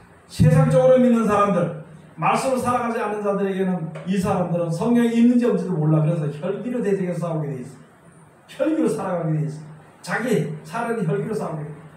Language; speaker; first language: Korean; native; Korean